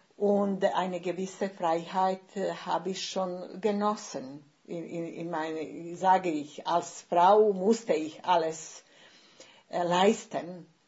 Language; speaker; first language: German; non-native, fluent; Bosnian